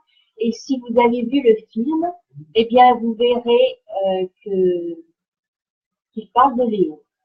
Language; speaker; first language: French; native; French